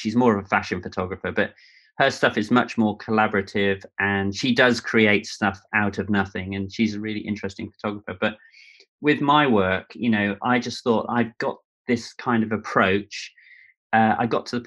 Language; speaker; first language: English; native; English